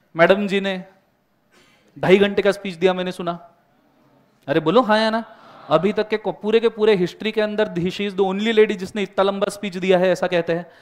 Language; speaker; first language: Hindi; non-native, local second language; Marathi